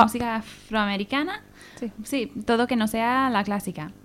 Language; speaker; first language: Spanish; non-native, learner; Swedish